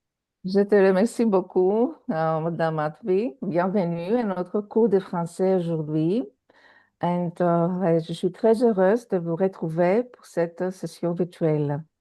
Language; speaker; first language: French; non-native, fluent; Greek